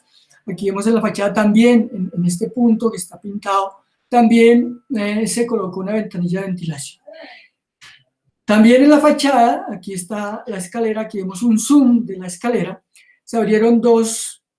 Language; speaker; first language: Spanish; native; Spanish